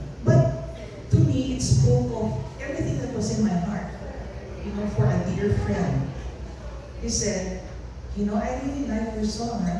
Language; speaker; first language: English; non-native, local second language; Filipino